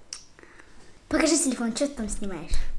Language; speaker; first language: Russian; native; Russian